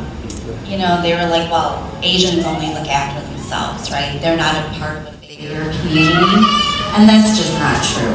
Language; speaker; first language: English; early bilingual, other home language; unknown